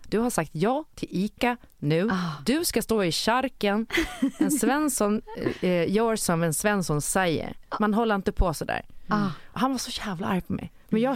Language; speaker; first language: Swedish; native; Swedish